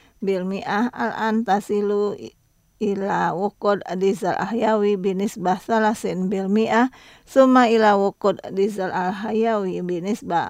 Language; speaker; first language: Arabic; non-native, fluent; Indonesian